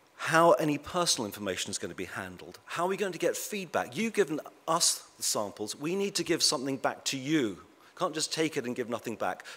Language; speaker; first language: English; native; English